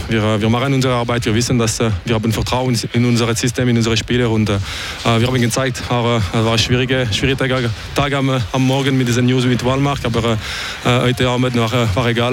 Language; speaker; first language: German; non-native, local second language; French